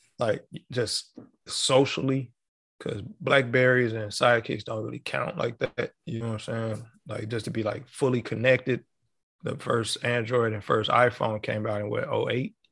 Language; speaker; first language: English; native; English